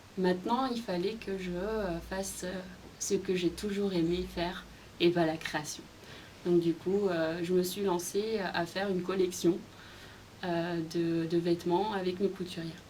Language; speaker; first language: French; early bilingual, other home language; Khmer